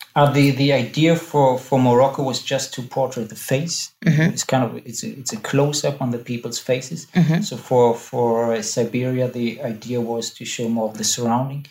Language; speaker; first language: English; non-native, fluent; German